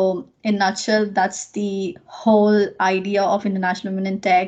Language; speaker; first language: English; non-native, local second language; Marathi